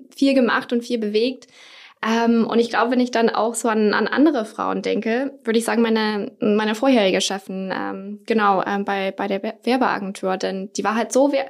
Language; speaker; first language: German; non-native, fluent; English